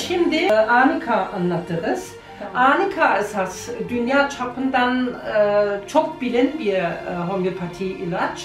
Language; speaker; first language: Turkish; non-native, learner; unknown